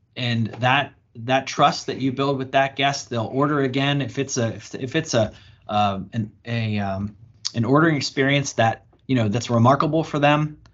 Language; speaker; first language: English; native; English